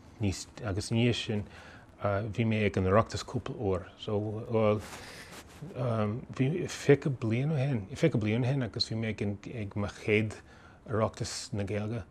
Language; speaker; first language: Irish; non-native, fluent; English